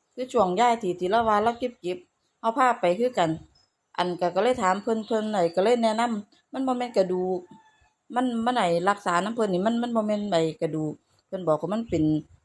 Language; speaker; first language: Thai; native; Thai